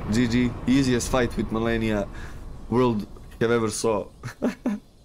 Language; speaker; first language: English; non-native, fluent; Serbian